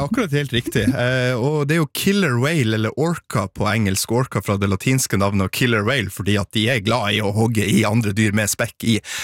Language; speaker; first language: Norwegian; native; Norwegian